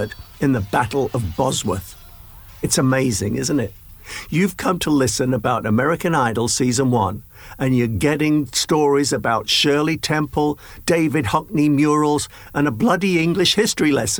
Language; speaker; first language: English; native; English